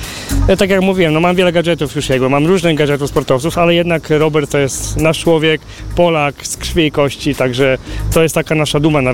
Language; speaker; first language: Polish; native; Polish